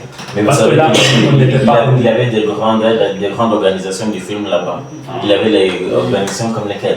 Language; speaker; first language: French; non-native, learner; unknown